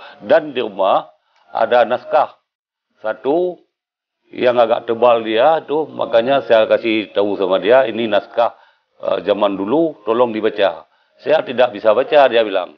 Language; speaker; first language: Indonesian; non-native, local second language; Achinese